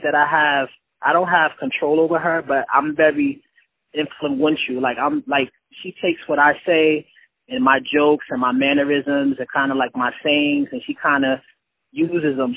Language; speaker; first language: English; native; English